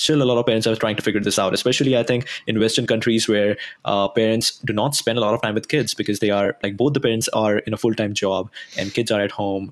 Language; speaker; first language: English; non-native, local second language; Hindi